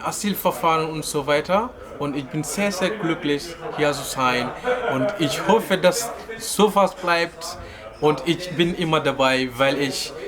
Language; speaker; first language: German; non-native, learner; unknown